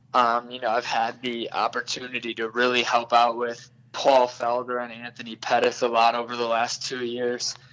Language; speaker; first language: English; native; English